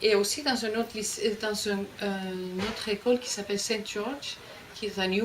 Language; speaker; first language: French; non-native, fluent; Icelandic